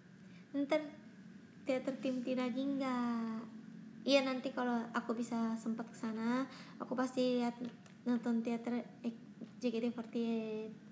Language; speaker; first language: Indonesian; non-native, fluent; Japanese